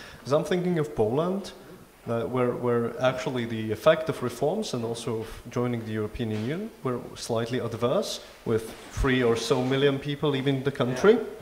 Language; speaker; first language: English; non-native, fluent; Slovak